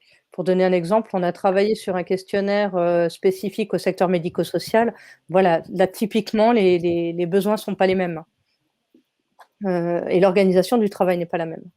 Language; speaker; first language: French; native; French